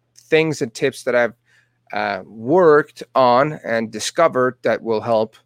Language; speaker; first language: English; non-native, fluent; Persian